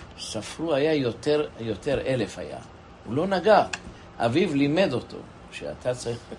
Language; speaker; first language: Hebrew; non-native, fluent; Persian